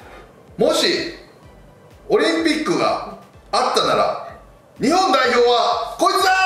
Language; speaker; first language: Japanese; native; Japanese